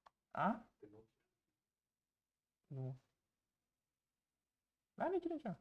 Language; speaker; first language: Russian; non-native, fluent; English